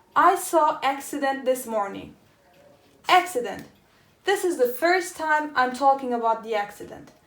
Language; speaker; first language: English; non-native, fluent; Turkish